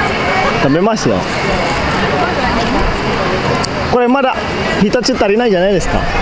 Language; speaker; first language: Japanese; non-native, learner; Indonesian